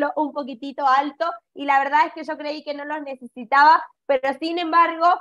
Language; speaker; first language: Spanish; native; Spanish